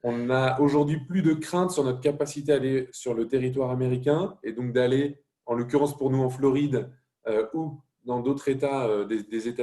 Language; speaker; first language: French; native; French